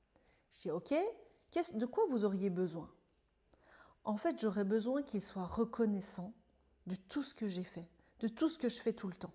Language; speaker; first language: French; native; French